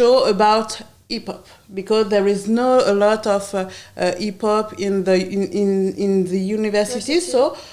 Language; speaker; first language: English; non-native, learner; French